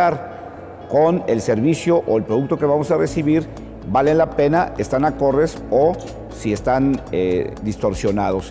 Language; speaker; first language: Spanish; native; Spanish